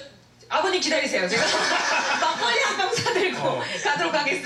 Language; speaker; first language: Korean; native; Korean